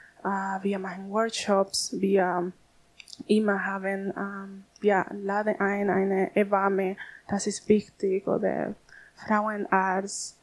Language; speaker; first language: German; non-native, learner; Spanish